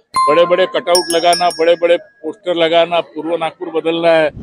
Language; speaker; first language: Hindi; non-native, local second language; Marathi